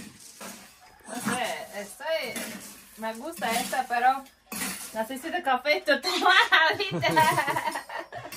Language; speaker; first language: Spanish; non-native, learner; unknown